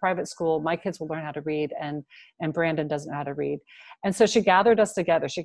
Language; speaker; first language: English; native; English